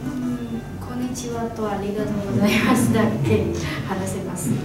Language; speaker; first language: Japanese; non-native, learner; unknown